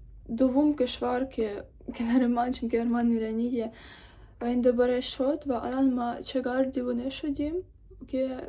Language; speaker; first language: Persian; non-native, learner; Ukrainian